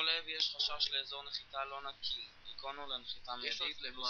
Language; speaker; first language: Hebrew; native; Hebrew